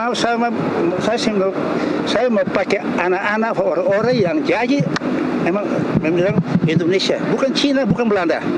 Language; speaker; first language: Indonesian; early bilingual, heritage; Indonesian